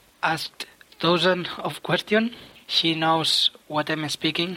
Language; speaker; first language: English; non-native, fluent; Spanish